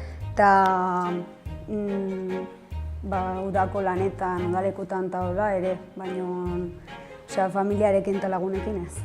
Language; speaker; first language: Basque; non-native, local second language; Spanish